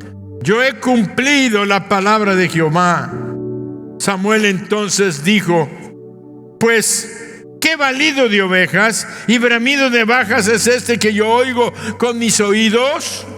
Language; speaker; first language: Spanish; native; Spanish